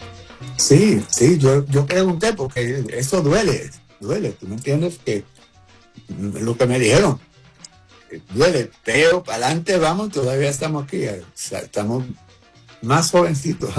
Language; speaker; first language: Spanish; early bilingual, heritage; Spanish